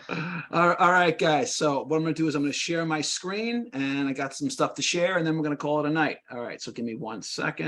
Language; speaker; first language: English; native; English